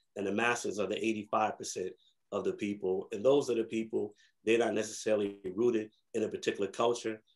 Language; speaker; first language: English; native; English